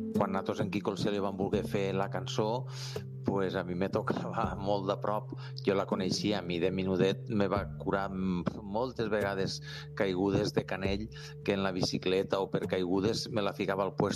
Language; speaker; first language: Catalan; native; Catalan